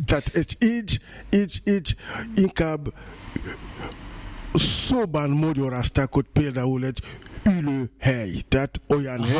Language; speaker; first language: Hungarian; non-native, fluent; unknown